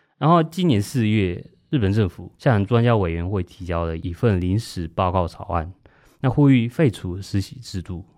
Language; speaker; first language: Chinese; non-native, fluent; Japanese